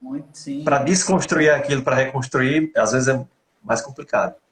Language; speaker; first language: Portuguese; native; Portuguese